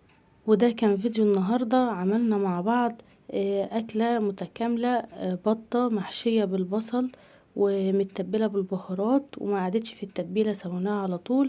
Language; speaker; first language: Arabic; native; Arabic